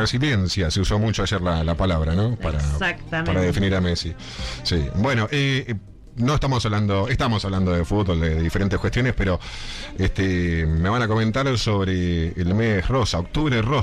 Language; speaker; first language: Spanish; native; Spanish